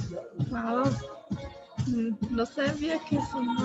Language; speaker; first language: Spanish; non-native, fluent; German